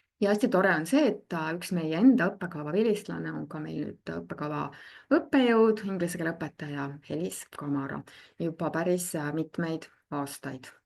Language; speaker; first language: Estonian; native; Estonian